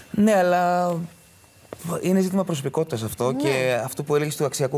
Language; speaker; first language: Greek; native; Greek